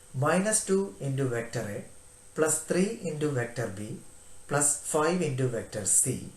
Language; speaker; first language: English; non-native, local second language; Malayalam